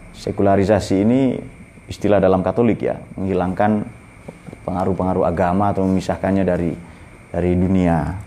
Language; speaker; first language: Indonesian; non-native, local second language; Madurese